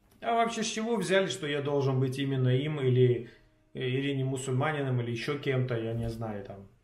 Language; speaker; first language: Russian; native; Russian